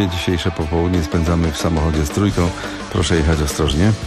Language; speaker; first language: Polish; native; Polish